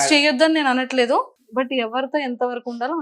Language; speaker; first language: Telugu; native; Telugu